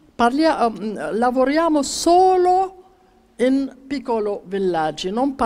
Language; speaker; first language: Italian; non-native, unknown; Arabic